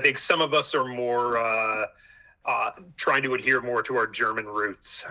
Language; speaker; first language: English; native; English